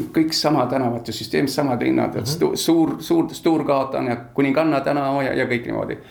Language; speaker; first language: Estonian; early bilingual, heritage; Estonian